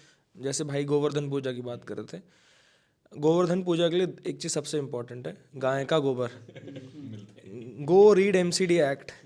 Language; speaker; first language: Hindi; native; Hindi